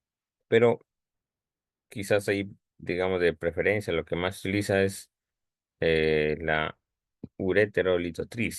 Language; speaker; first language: Spanish; native; Spanish